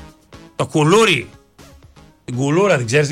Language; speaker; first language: Greek; native; Greek